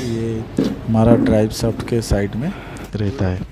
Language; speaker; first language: Hindi; non-native, local second language; Odia